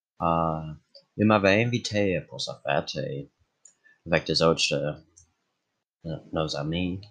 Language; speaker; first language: French; non-native, local second language; English